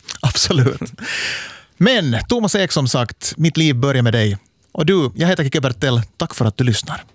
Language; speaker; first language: Swedish; native; Swedish